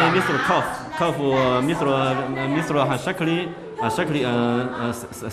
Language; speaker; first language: Arabic; non-native, learner; Chinese